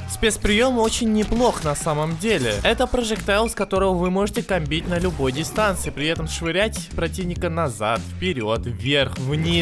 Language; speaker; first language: Russian; native; Russian